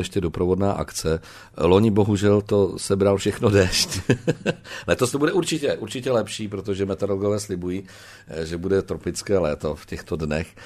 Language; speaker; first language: Czech; native; Czech